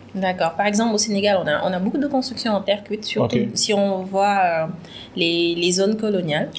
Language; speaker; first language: French; non-native, local second language; Wolof